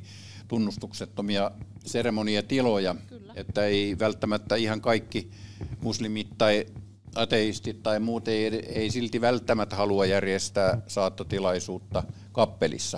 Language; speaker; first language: Finnish; native; Finnish